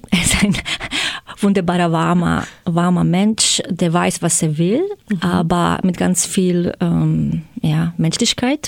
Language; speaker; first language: German; non-native, fluent; Croatian